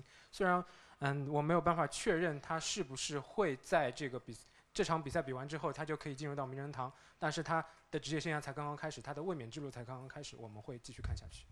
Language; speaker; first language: Chinese; native; Chinese